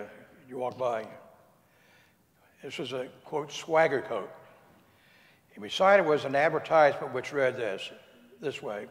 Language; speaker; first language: English; native; English